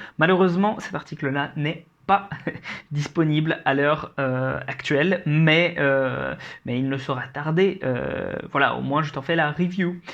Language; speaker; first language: French; native; French